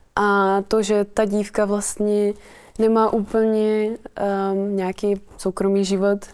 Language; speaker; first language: Czech; native; Czech